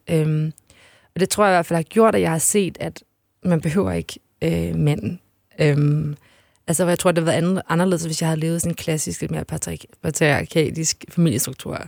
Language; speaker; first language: Danish; native; Danish